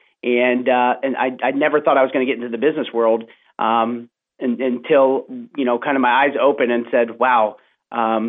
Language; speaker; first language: English; native; English